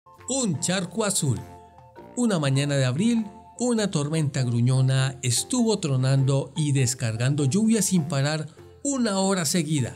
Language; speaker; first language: Spanish; native; Spanish